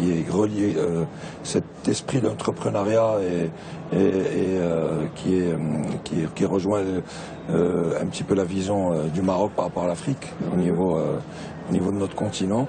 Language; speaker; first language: French; non-native, local second language; Arabic